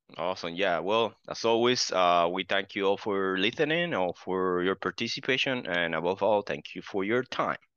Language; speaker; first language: English; non-native, fluent; Spanish